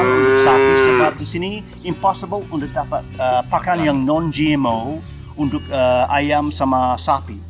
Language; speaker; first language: Indonesian; non-native, fluent; English